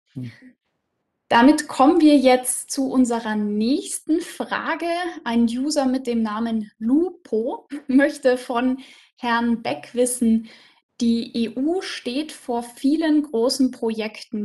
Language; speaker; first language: German; native; German